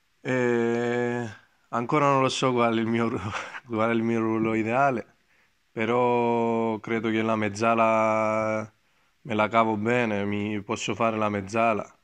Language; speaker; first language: Italian; non-native, fluent; Greek